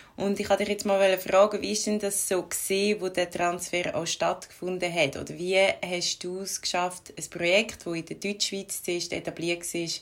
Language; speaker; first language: German; native; German